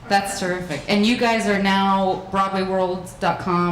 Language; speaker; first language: English; native; English